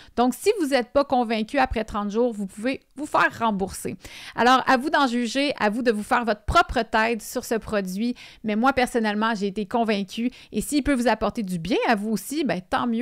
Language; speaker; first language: French; native; French